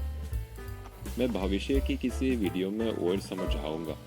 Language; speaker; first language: Hindi; non-native, fluent; Norwegian